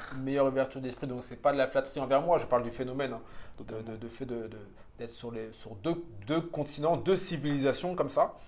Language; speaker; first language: French; early bilingual, other home language; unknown